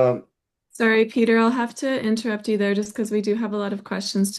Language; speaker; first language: English; native; English